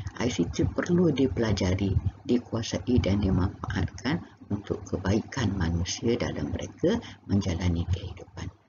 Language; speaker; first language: Malay; native; Malay